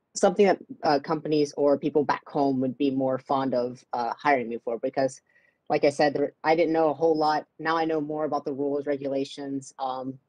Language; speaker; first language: English; native; English